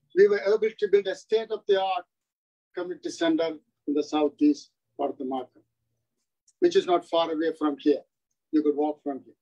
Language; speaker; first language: English; non-native, local second language; Tamil